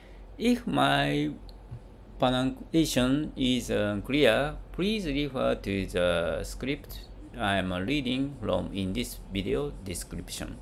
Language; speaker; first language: English; non-native, learner; Japanese